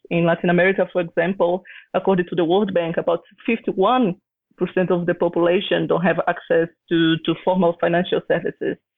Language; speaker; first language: English; non-native, fluent; Portuguese